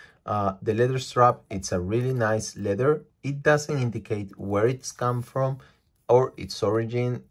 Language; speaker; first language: English; non-native, fluent; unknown